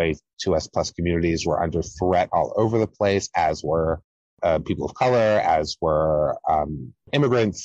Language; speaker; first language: English; native; English